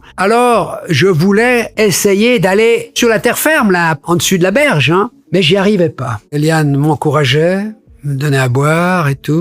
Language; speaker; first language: French; native; French